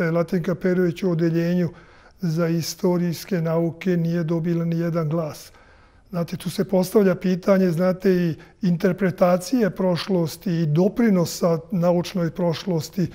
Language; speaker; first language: Serbian; native; Serbian